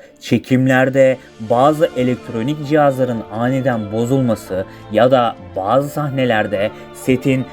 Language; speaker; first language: Turkish; native; Turkish